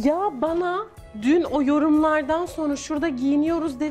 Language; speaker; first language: Turkish; native; Turkish